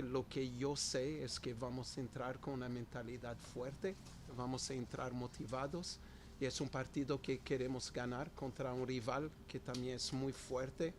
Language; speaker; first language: Spanish; non-native, fluent; Portuguese